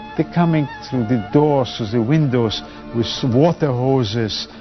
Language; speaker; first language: English; non-native, fluent; Polish